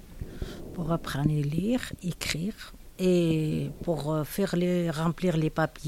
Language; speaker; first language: French; non-native, learner; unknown